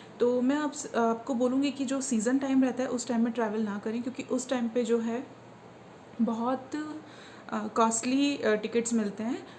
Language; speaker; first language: Hindi; native; Hindi